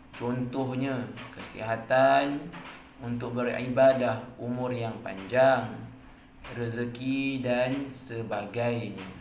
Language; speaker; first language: Malay; native; Malay